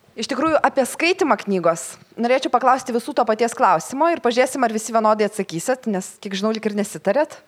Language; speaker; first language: Lithuanian; native; Lithuanian